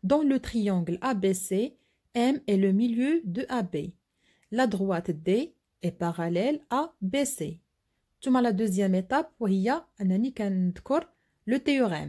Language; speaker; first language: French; non-native, local second language; Arabic